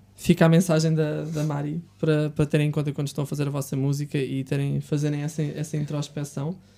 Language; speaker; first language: Portuguese; native; Portuguese